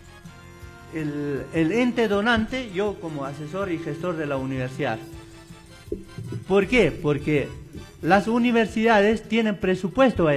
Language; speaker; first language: Spanish; native; Spanish